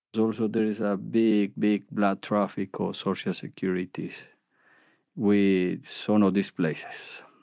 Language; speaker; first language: English; non-native, fluent; Spanish